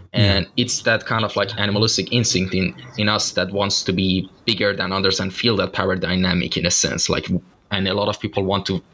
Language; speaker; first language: English; non-native, fluent; Persian